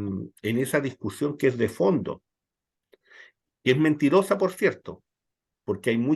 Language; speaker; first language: Spanish; native; Spanish